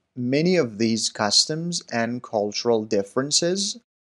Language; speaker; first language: English; non-native, fluent; Persian